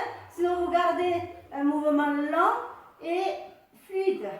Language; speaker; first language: French; native; French